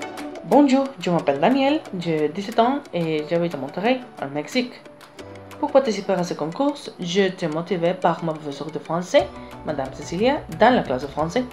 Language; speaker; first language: French; non-native, fluent; Spanish